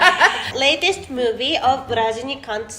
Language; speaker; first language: English; non-native, fluent; Japanese